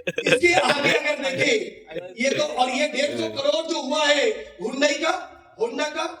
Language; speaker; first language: Hindi; non-native, local second language; Bangla